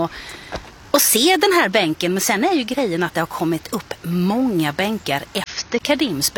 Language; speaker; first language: Swedish; native; Swedish